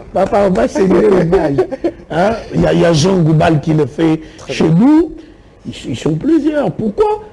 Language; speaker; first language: French; non-native, local second language; Lingala